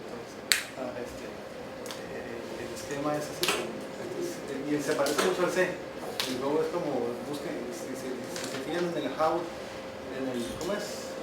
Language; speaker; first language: Spanish; native; Spanish